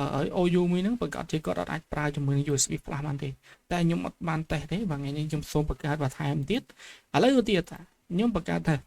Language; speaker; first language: Khmer; native; Khmer